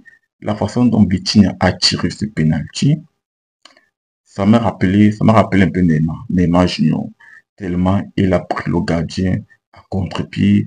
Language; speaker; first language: French; native; French